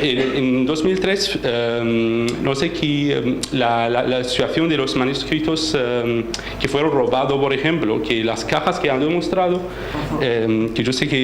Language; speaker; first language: Spanish; non-native, fluent; Arabic